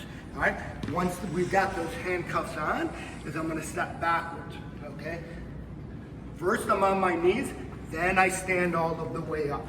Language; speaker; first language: English; native; English